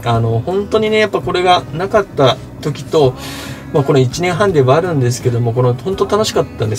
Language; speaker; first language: Japanese; native; Japanese